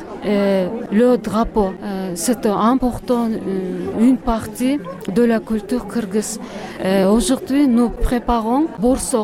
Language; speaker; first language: French; non-native, learner; Kyrgyz